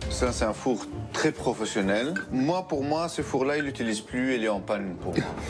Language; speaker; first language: French; non-native, fluent; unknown